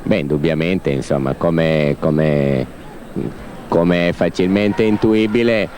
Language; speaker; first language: Italian; native; Italian